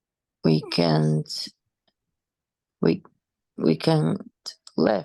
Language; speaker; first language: English; non-native, learner; Spanish